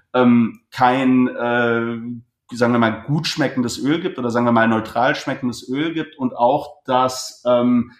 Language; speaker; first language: German; native; German